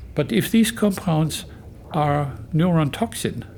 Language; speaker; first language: English; non-native, fluent; German